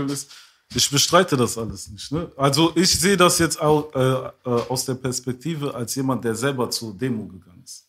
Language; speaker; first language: German; early bilingual, other home language; French